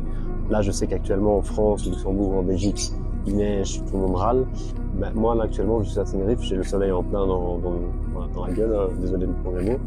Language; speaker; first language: French; native; French